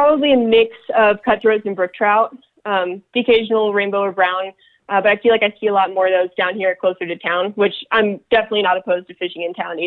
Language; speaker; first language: English; native; English